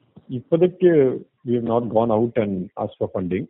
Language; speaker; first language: English; non-native, local second language; Tamil